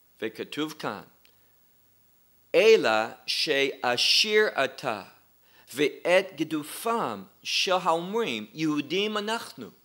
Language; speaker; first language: Hebrew; non-native, fluent; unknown